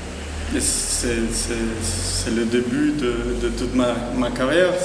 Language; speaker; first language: French; non-native, fluent; Spanish